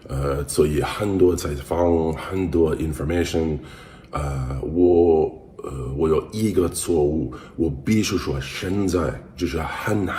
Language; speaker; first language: Chinese; non-native, learner; English